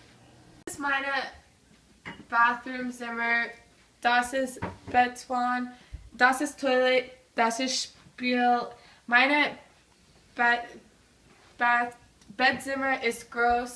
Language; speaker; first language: German; non-native, learner; English